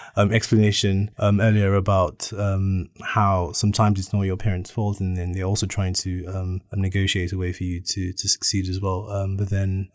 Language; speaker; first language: English; native; English